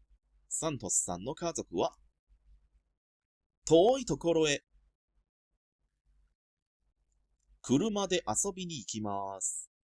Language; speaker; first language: Japanese; non-native, fluent; Cantonese